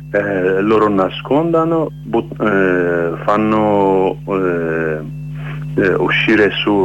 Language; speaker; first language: Italian; non-native, learner; Kurdish